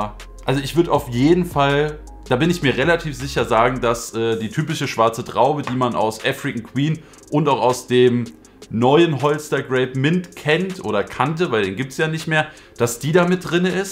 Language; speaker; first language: German; native; German